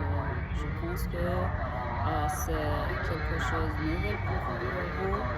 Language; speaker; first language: French; non-native, learner; Persian